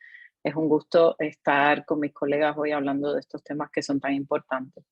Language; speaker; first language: Spanish; native; Spanish